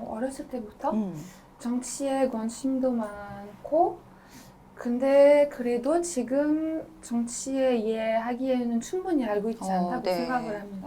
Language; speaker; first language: Korean; non-native, fluent; French